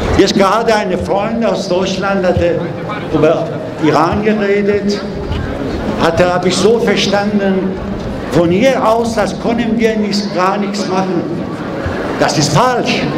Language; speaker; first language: German; non-native, learner; Persian